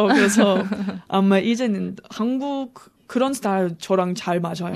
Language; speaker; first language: Korean; non-native, learner; English